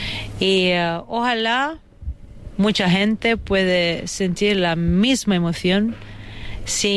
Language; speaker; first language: Spanish; non-native, fluent; Italian